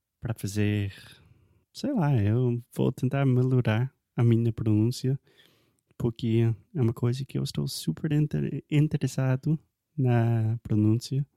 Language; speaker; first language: Portuguese; non-native, fluent; English